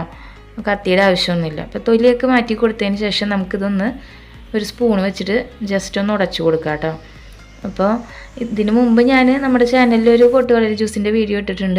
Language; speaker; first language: Malayalam; native; Malayalam